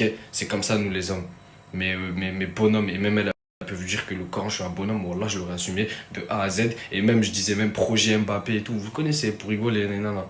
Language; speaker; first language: French; native; French